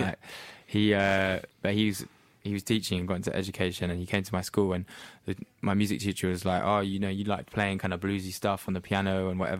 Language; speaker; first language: English; native; English